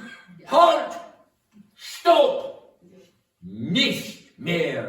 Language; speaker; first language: German; non-native, fluent; English